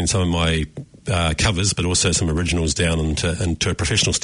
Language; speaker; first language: English; native; English